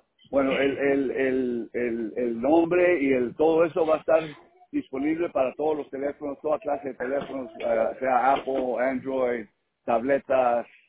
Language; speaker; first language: Spanish; early bilingual, heritage; Spanish